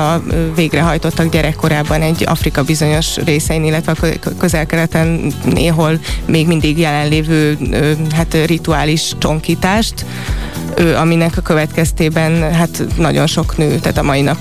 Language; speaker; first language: Hungarian; native; Hungarian